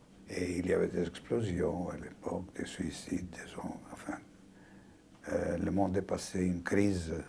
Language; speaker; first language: French; non-native, fluent; Greek